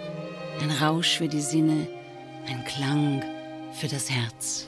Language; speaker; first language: German; native; German